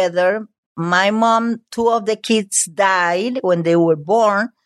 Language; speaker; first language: English; non-native, fluent; Spanish